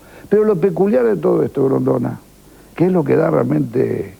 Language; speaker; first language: Spanish; native; Spanish